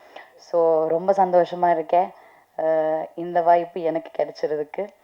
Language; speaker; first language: Tamil; non-native, learner; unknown